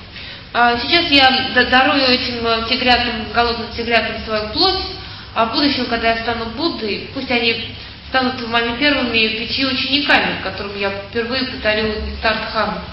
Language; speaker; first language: Russian; native; Russian